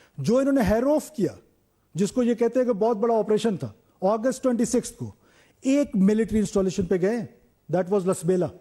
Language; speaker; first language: Urdu; non-native, local second language; Baluchi